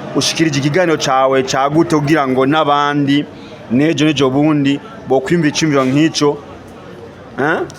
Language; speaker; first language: Rundi; native; Rundi